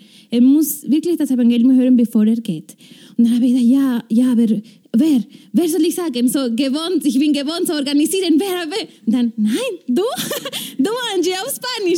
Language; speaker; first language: German; non-native, fluent; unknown